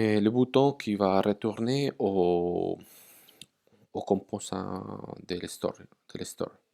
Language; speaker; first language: French; non-native, fluent; Spanish